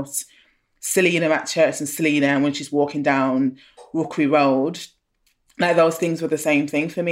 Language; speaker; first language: English; native; English